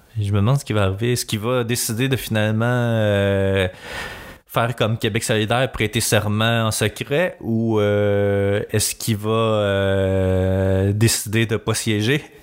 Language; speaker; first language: French; native; French